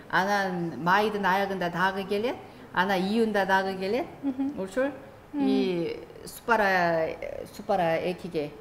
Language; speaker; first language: Kyrgyz; non-native, learner; Korean